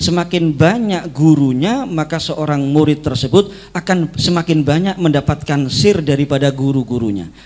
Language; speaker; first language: Indonesian; native; Indonesian